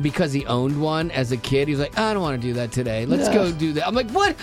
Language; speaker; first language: English; native; English